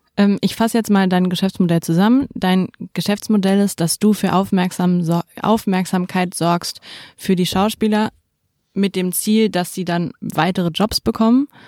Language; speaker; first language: German; native; German